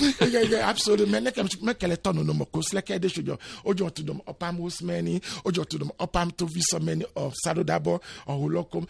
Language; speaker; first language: Hungarian; non-native, learner; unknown